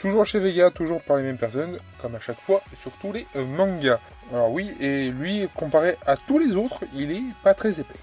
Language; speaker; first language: French; native; French